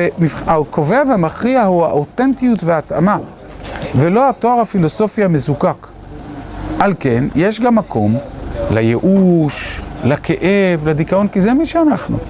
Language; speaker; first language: Hebrew; native; Hebrew